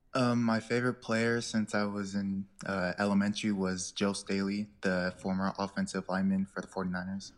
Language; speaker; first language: English; native; English